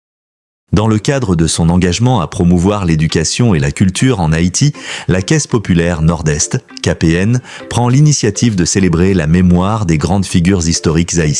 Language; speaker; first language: French; non-native, local second language; Haitian Creole